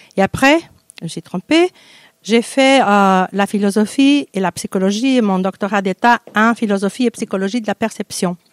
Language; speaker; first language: French; non-native, fluent; Portuguese